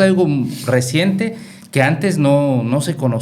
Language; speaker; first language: Spanish; native; Spanish